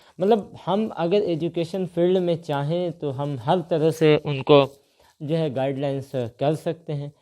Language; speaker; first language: Urdu; native; Urdu